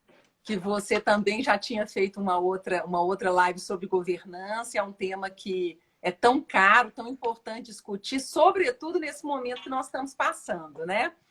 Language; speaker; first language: Portuguese; native; Portuguese